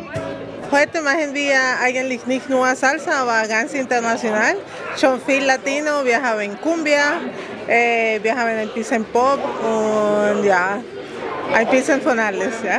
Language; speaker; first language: German; non-native, learner; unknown